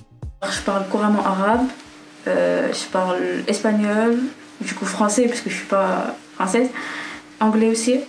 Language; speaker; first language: French; non-native, local second language; Arabic